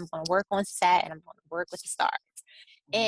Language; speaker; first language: English; native; English